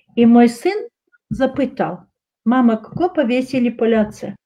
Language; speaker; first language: Polish; non-native, learner; Russian